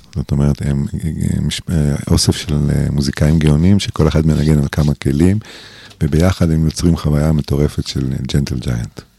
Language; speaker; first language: Hebrew; early bilingual, other home language; English